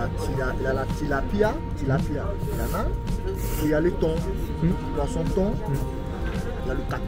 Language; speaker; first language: French; native; French